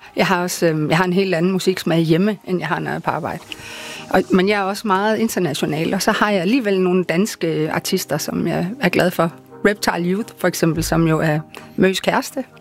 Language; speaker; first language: Danish; native; Danish